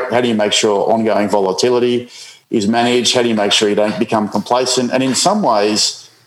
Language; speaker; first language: English; native; English